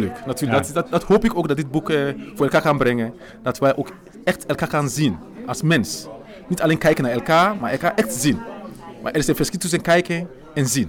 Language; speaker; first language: Dutch; non-native, fluent; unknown